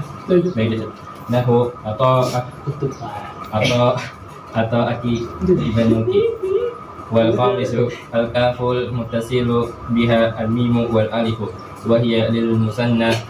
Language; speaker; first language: Arabic; non-native, learner; Indonesian